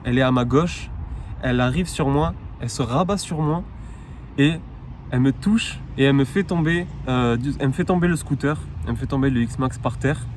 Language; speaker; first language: French; native; French